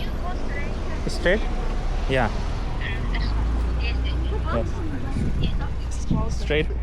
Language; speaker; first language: English; non-native, fluent; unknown